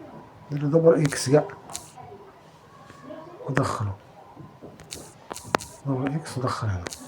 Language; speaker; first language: Arabic; native; Arabic